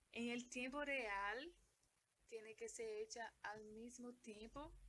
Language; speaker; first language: Spanish; non-native, learner; Portuguese